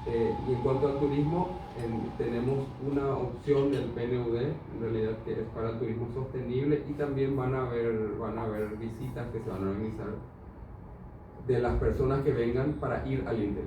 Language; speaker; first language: Spanish; native; Spanish